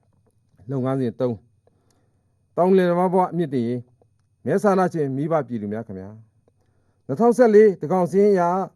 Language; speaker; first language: Burmese; non-native, local second language; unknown